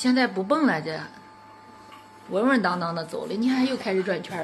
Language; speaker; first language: Chinese; native; Chinese